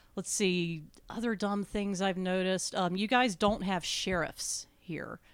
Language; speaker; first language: English; native; English